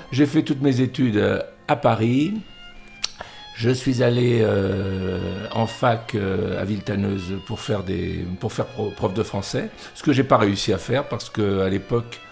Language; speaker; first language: French; early bilingual, other home language; Catalan